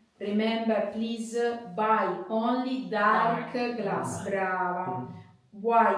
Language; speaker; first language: English; non-native, learner; Italian